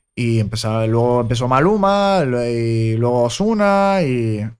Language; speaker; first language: Spanish; early bilingual, other home language; German